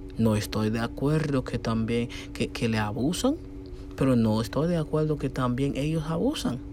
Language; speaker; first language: Spanish; non-native, fluent; Haitian Creole